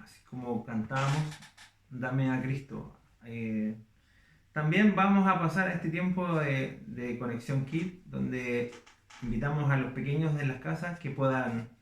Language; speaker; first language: Spanish; native; Spanish